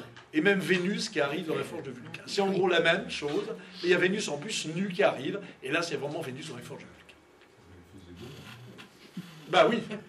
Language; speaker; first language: French; native; French